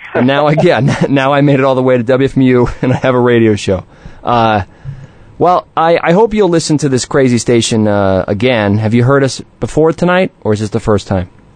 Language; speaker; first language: English; native; English